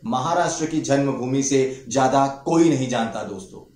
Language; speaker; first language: Hindi; non-native, local second language; Marathi